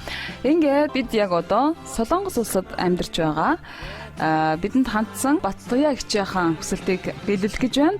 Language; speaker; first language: Mongolian; native; Mongolian